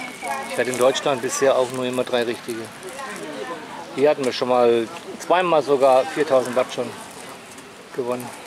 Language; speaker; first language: German; native; German